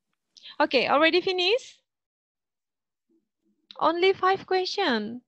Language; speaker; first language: English; non-native, learner; Indonesian